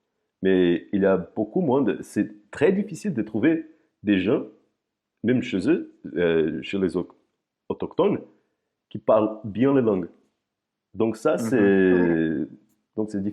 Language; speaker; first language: French; non-native, fluent; Portuguese